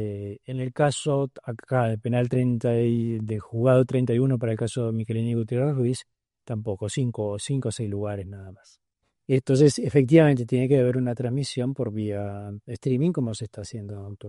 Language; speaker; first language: Spanish; native; Spanish